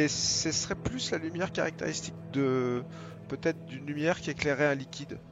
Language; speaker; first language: French; native; French